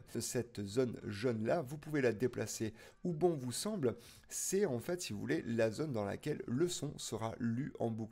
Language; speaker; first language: French; native; French